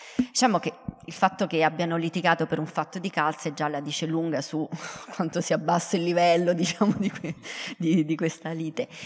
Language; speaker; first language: Italian; native; Italian